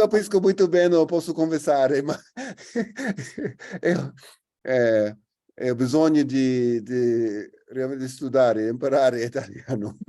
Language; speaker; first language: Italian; non-native, learner; English